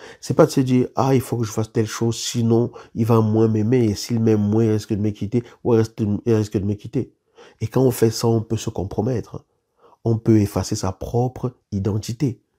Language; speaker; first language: French; native; French